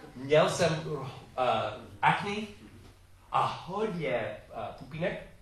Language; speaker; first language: Czech; non-native, learner; English